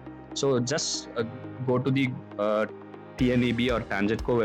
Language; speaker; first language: English; non-native, local second language; Tamil